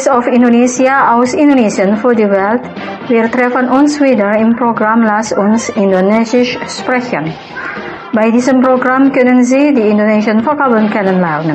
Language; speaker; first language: German; non-native, fluent; Indonesian